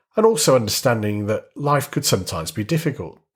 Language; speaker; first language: English; native; English